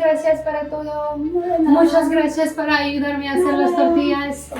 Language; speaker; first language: Spanish; non-native, learner; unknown